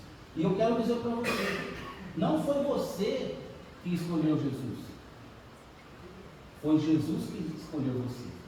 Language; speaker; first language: Portuguese; native; Portuguese